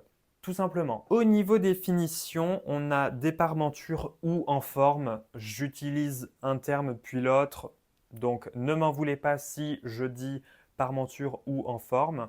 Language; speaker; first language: French; native; French